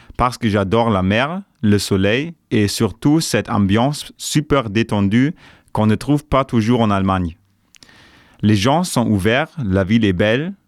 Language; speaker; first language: French; non-native, fluent; German